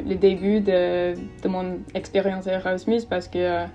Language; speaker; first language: French; non-native, fluent; English